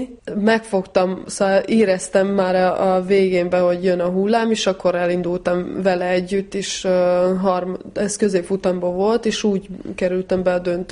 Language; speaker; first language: Hungarian; non-native, fluent; Serbian